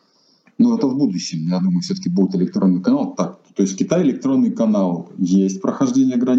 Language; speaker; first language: Russian; native; Russian